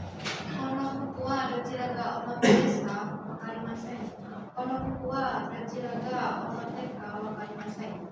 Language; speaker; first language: Japanese; non-native, learner; Indonesian